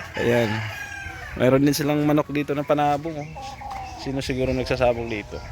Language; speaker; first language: Filipino; non-native, local second language; Hiligaynon